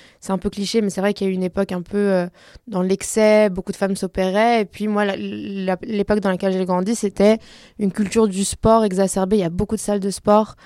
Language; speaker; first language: French; early bilingual, other home language; Spanish